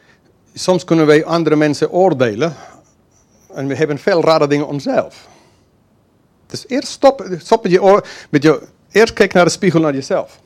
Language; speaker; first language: Dutch; non-native, fluent; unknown